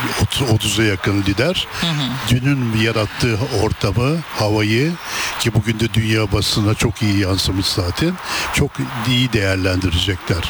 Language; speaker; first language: Turkish; native; Turkish